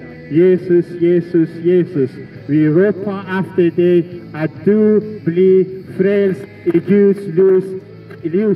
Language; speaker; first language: Swedish; non-native, learner; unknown